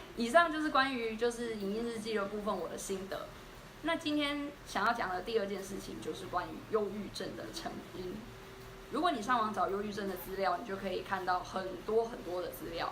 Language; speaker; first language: Chinese; native; Chinese